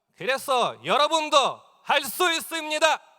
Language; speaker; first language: Korean; non-native, learner; Russian